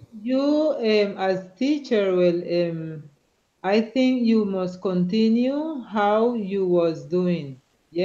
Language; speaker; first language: English; non-native, learner; Spanish